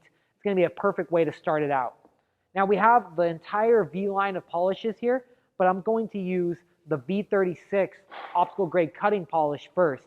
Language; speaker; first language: English; native; English